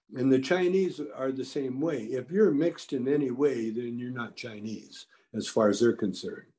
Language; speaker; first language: English; native; English